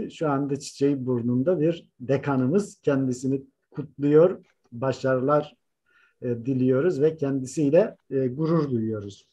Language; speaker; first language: Turkish; native; Turkish